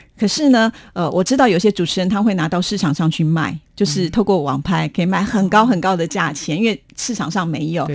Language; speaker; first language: Chinese; native; Chinese